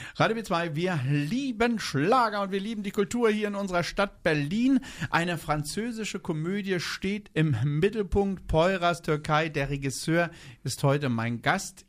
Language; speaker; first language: German; native; German